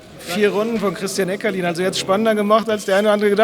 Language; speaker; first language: German; native; German